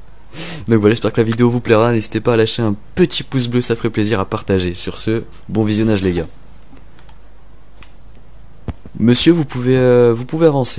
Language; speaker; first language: French; native; French